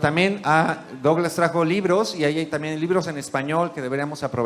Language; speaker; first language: Spanish; native; Spanish